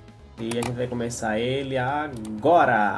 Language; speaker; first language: Portuguese; native; Portuguese